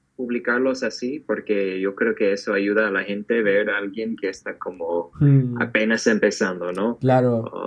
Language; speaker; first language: Spanish; non-native, fluent; English